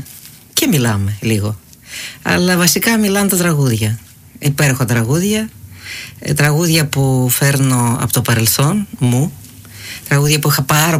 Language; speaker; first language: Greek; non-native, fluent; Uzbek